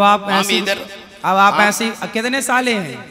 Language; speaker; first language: Hindi; native; Hindi